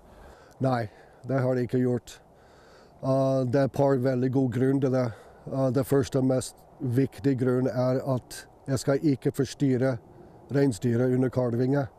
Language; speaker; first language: Norwegian; non-native, fluent; English